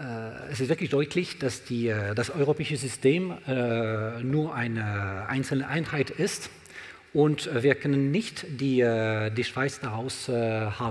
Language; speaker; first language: German; non-native, learner; French